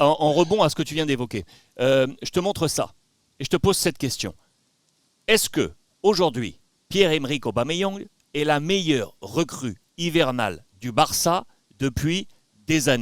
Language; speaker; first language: French; native; French